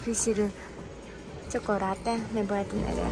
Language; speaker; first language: Spanish; non-native, learner; Japanese